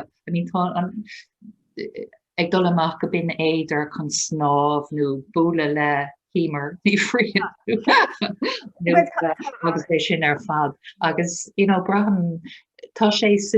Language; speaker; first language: Irish; non-native, local second language; English